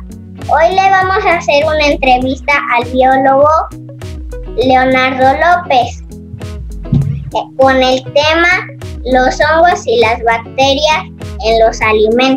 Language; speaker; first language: Spanish; native; Spanish